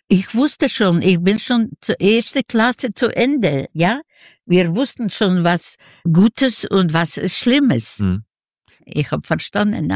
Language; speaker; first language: German; non-native, learner; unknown